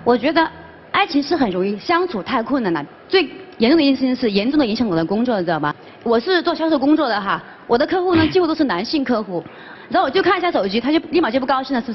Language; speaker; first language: Chinese; native; Chinese